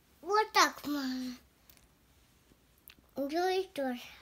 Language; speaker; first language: Russian; early bilingual, heritage; Russian